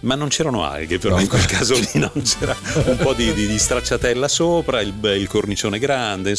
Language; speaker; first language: Italian; native; Italian